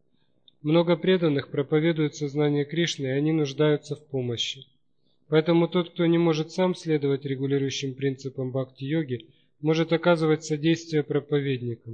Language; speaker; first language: Russian; native; Russian